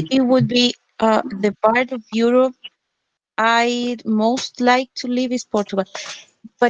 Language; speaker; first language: English; non-native, learner; Spanish